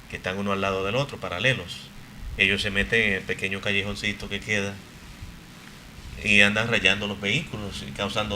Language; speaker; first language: Spanish; native; Spanish